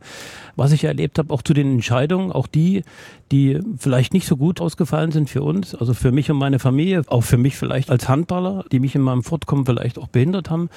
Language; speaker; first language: German; native; German